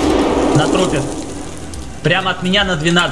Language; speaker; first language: Russian; native; Russian